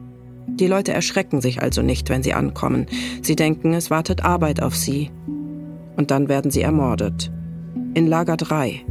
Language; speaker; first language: German; native; German